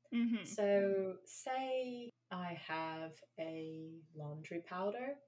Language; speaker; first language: English; native; English